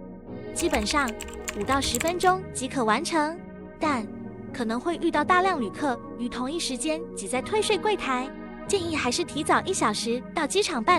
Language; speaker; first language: Chinese; native; Chinese